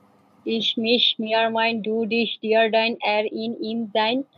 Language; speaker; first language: German; non-native, learner; Bangla